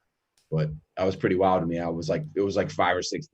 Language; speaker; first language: English; native; English